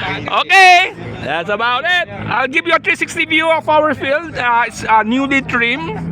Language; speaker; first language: English; non-native, local second language; Filipino